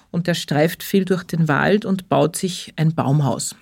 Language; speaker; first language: German; native; German